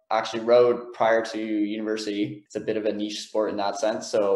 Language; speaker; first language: English; native; English